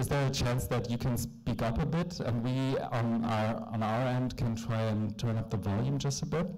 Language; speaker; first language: English; non-native, fluent; German